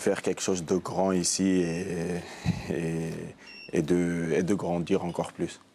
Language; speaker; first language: French; non-native, local second language; Arabic